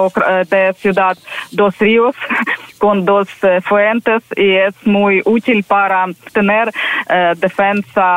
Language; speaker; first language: Spanish; non-native, learner; Ukrainian